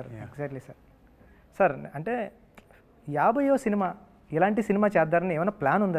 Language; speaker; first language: Telugu; native; Telugu